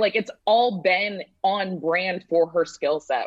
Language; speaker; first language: English; native; English